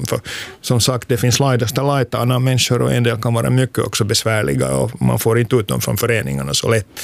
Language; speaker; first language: Swedish; native; Swedish